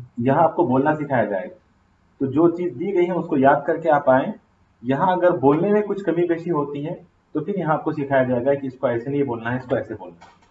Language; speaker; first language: Urdu; native; Urdu